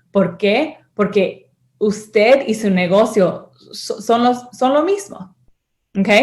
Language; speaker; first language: Spanish; early bilingual, heritage; Spanish